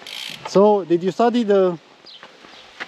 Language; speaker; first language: English; non-native, learner; Romanian